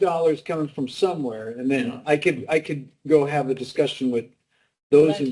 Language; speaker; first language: English; native; English